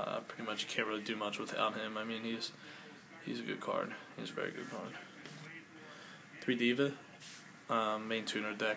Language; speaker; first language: English; native; English